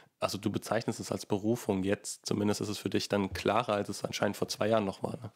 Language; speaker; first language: German; native; German